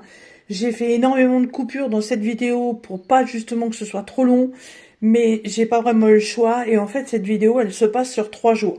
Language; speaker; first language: French; native; French